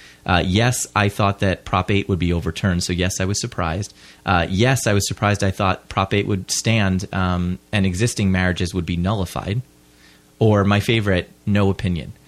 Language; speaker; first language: English; native; English